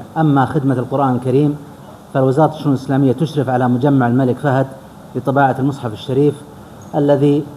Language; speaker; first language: Arabic; native; Arabic